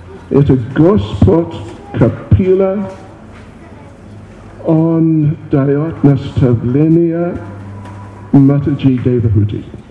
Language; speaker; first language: Russian; non-native, learner; English